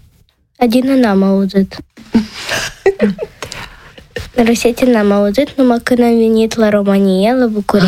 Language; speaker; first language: Romanian; non-native, local second language; Ukrainian